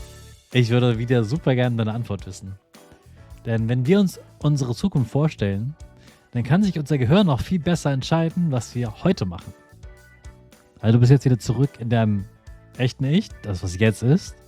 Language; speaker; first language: German; native; German